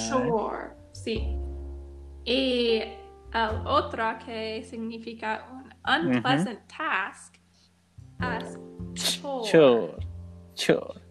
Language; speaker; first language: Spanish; non-native, learner; English